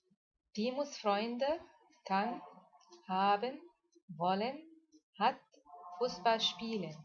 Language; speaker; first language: German; non-native, fluent; Arabic